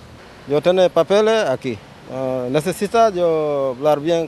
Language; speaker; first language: Spanish; non-native, learner; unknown